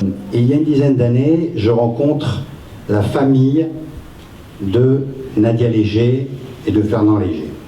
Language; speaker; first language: French; native; French